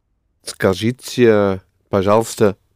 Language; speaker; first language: Russian; non-native, learner; English